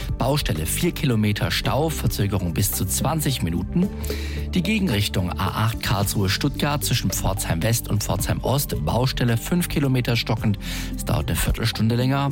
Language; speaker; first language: German; native; German